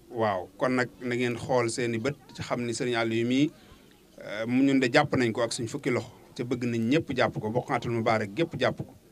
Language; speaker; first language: Wolof; native; Wolof